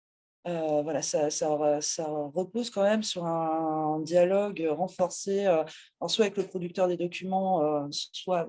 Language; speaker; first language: French; native; French